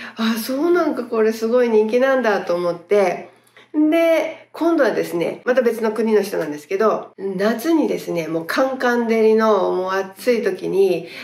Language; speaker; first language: Japanese; native; Japanese